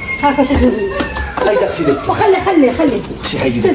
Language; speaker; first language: Arabic; native; Arabic